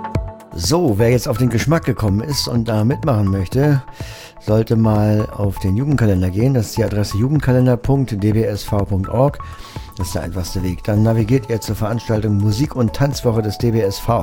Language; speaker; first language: German; native; German